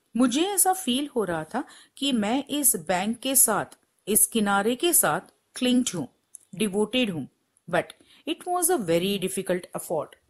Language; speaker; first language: Hindi; non-native, local second language; Gujarati